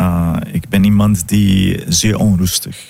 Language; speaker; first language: Dutch; non-native, fluent; Portuguese